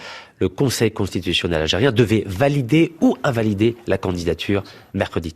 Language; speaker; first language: French; native; French